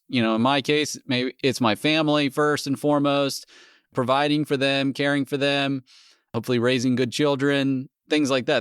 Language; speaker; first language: English; native; English